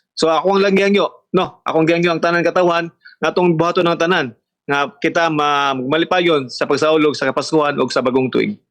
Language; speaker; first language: Cebuano; native; Cebuano